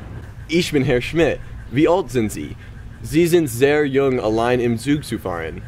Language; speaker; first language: German; non-native, learner; English